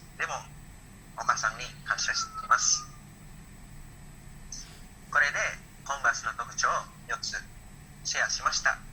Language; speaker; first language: Japanese; non-native, learner; Indonesian